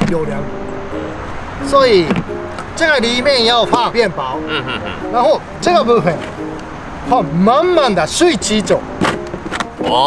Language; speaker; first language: Chinese; non-native, fluent; Japanese